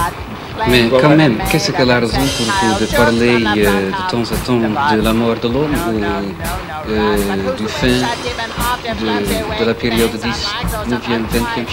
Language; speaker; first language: French; non-native, fluent; Dutch